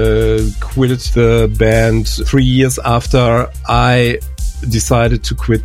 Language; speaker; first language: English; non-native, fluent; German